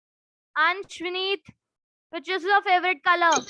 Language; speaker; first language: English; non-native, local second language; Hindi